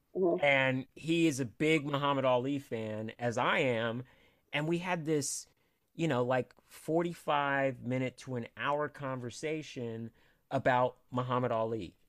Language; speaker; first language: English; native; English